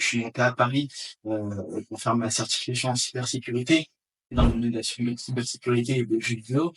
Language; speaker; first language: French; native; French